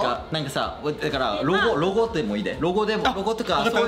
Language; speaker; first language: Japanese; native; Japanese